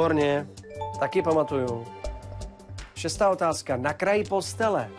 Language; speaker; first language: Czech; native; Czech